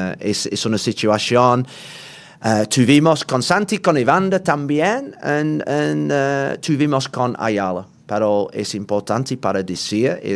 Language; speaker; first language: Spanish; non-native, learner; English